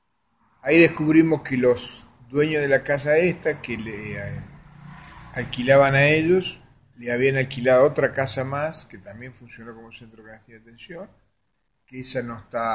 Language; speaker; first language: Spanish; native; Spanish